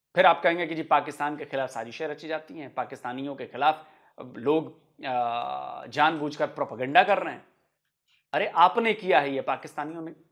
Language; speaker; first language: Hindi; native; Hindi